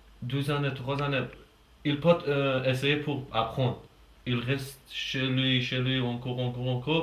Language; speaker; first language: French; non-native, learner; Persian